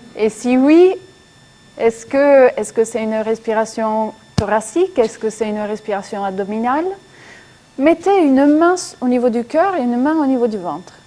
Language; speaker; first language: French; non-native, fluent; Italian